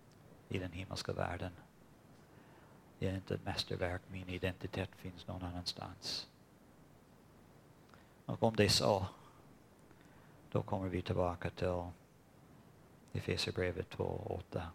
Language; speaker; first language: Swedish; non-native, fluent; English